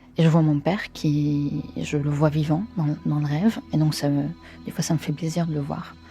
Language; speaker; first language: French; non-native, fluent; Arabic